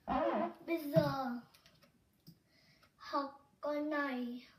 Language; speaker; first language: Vietnamese; early bilingual, heritage; Vietnamese